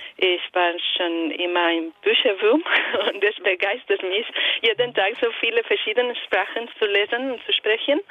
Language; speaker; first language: German; non-native, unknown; Italian